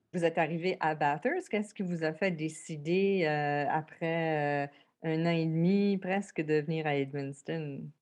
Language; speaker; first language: French; native; French